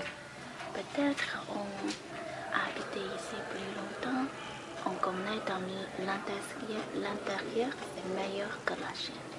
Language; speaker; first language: French; non-native, learner; Chinese